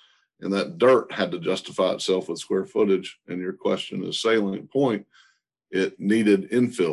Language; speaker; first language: English; native; English